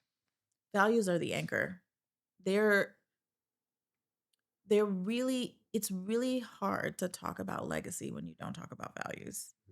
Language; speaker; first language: English; native; English